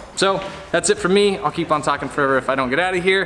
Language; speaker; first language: English; native; English